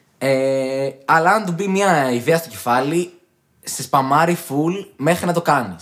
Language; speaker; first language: Greek; native; Greek